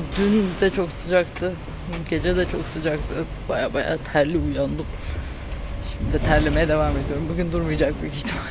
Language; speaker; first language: Turkish; native; Turkish